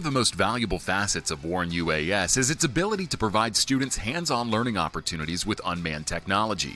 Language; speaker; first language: English; native; English